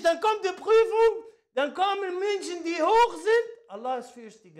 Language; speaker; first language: German; non-native, fluent; Arabic